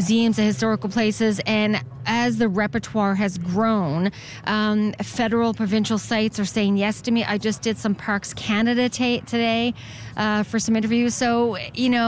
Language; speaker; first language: English; native; English